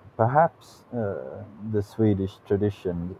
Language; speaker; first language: English; non-native, fluent; Swedish